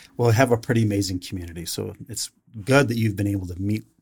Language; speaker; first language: English; native; English